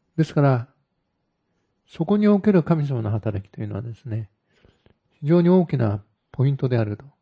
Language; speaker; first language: Japanese; native; Japanese